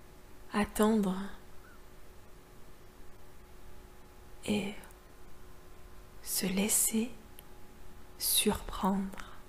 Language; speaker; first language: French; native; French